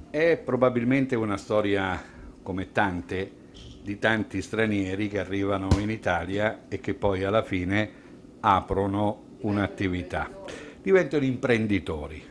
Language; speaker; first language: Italian; native; Italian